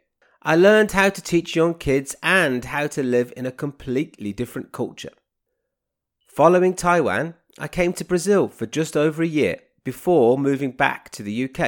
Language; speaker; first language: English; native; English